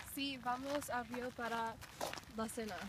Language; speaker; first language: Spanish; non-native, learner; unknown